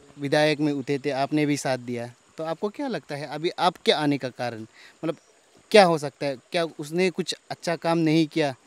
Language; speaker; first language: Hindi; non-native, local second language; Nyishi